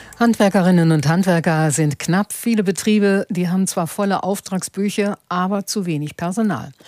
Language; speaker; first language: German; native; German